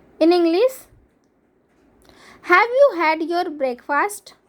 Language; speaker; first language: English; non-native, local second language; Hindi